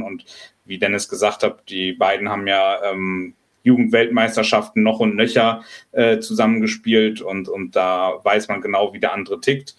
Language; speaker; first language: German; native; German